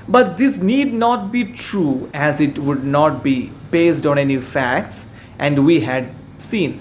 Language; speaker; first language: English; non-native, local second language; Malayalam